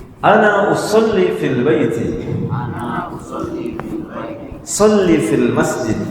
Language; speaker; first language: Arabic; non-native, fluent; Indonesian